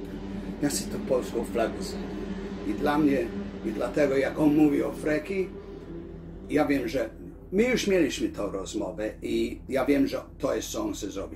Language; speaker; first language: Polish; early bilingual, heritage; Polish